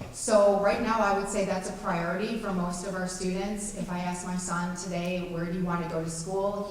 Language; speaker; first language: English; native; English